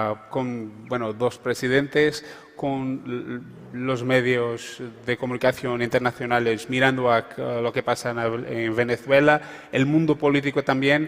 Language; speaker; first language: Spanish; non-native, fluent; Portuguese